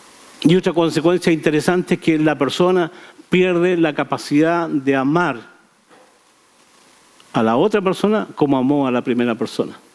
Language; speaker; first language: Spanish; native; Spanish